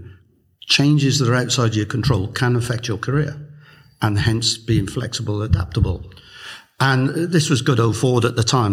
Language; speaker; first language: English; native; English